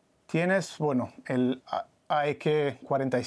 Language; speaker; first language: Spanish; non-native, learner; Hebrew